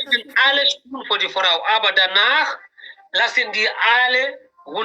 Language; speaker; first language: German; non-native, learner; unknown